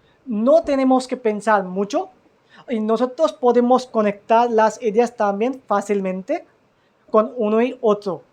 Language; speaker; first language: Spanish; non-native, learner; Hindi